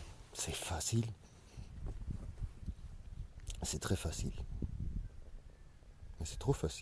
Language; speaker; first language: French; non-native, learner; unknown